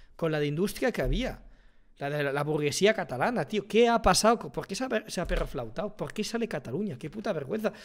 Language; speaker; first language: Spanish; native; Spanish